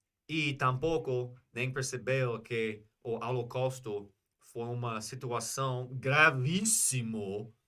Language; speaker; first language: Portuguese; non-native, fluent; English